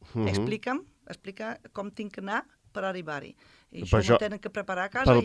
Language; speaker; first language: Catalan; non-native, fluent; German